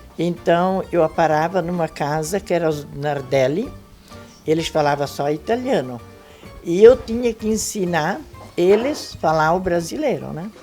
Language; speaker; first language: Portuguese; non-native, local second language; Venetian